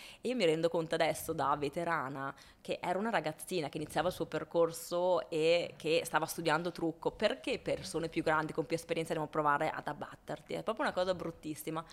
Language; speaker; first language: Italian; native; Italian